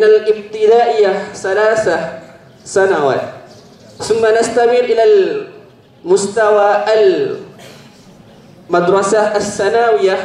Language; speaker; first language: Arabic; non-native, learner; Indonesian